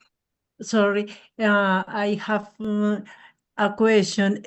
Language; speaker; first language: English; non-native, learner; Spanish